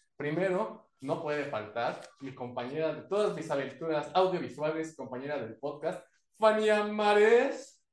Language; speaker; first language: Spanish; native; Spanish